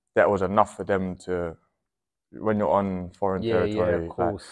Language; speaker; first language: English; native; English